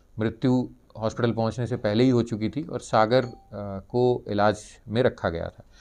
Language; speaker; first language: Hindi; native; Hindi